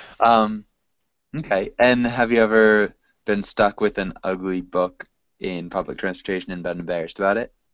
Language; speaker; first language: English; native; English